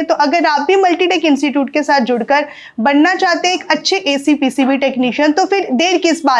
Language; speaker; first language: Hindi; native; Hindi